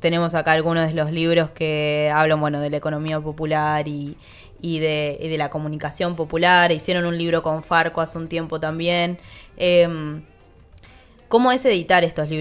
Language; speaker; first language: Spanish; native; Spanish